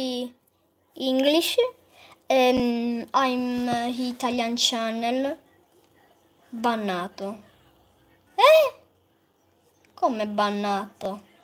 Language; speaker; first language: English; non-native, learner; Italian